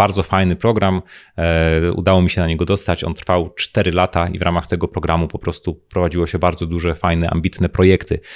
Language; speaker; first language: Polish; native; Polish